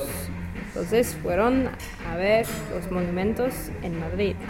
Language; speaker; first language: Spanish; non-native, learner; English